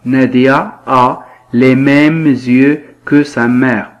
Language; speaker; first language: French; non-native, local second language; Arabic